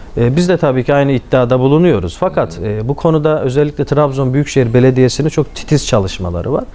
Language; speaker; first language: Turkish; native; Turkish